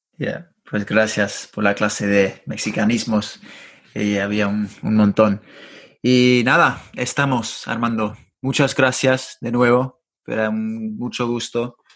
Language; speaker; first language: Spanish; non-native, fluent; English